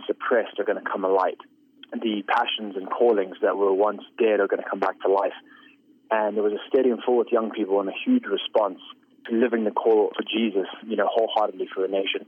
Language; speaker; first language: English; native; English